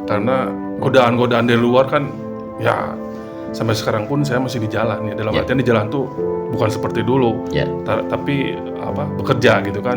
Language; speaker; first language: Indonesian; native; Indonesian